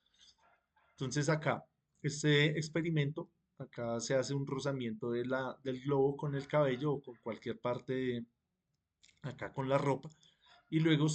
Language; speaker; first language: Spanish; native; Spanish